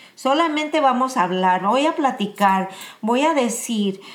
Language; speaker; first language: Spanish; early bilingual, heritage; Spanish